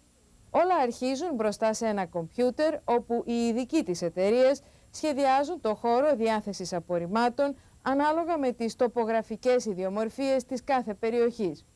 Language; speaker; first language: Greek; native; Greek